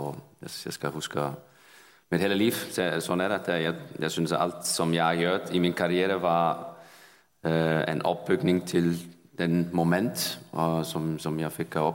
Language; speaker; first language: Danish; non-native, fluent; Icelandic